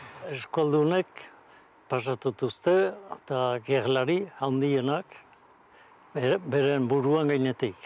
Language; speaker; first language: Basque; native; Basque